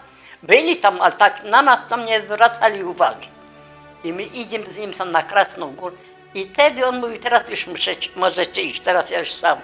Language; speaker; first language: Polish; non-native, local second language; Kashubian